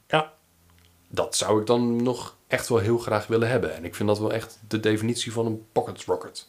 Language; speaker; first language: Dutch; native; Dutch